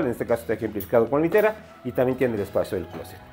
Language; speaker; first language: Spanish; native; Spanish